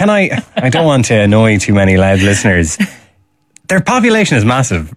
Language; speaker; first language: English; native; English